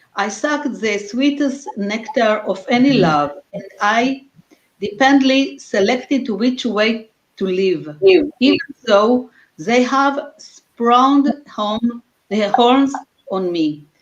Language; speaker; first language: English; non-native, fluent; Hebrew